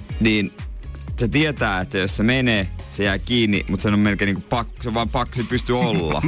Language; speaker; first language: Finnish; native; Finnish